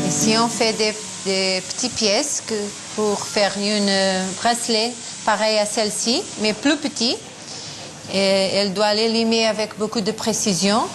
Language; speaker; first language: French; non-native, fluent; Portuguese